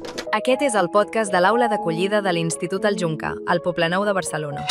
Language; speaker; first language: Catalan; native; Catalan